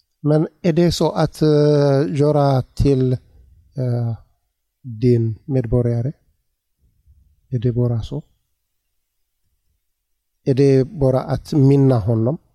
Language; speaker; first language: Swedish; non-native, learner; Tigrinya